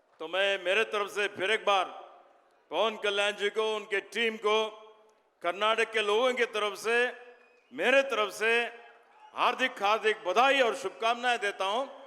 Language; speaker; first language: Hindi; non-native, local second language; Kannada